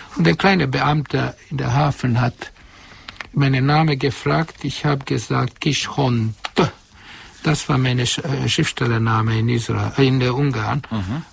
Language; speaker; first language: German; non-native, fluent; Hungarian